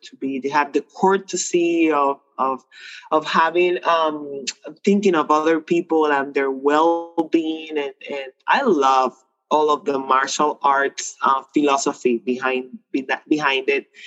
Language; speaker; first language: English; non-native, fluent; Spanish